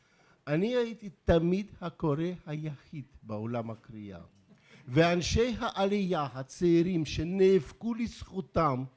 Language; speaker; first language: Hebrew; non-native, fluent; Russian